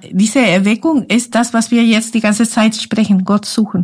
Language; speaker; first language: German; non-native, fluent; Spanish